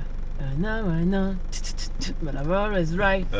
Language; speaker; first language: English; non-native, learner; French